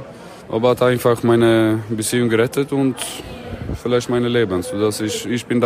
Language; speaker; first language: German; non-native, learner; Swedish